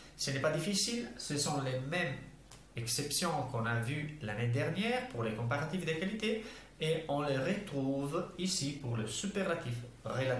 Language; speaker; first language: French; non-native, fluent; Italian